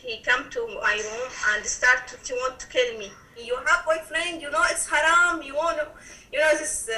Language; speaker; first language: English; non-native, learner; Arabic